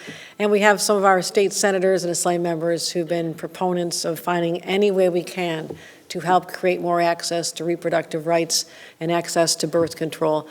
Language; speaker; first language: English; native; English